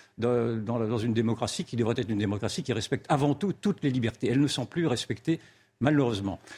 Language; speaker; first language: French; native; French